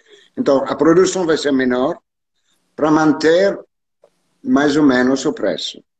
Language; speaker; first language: Portuguese; non-native, learner; French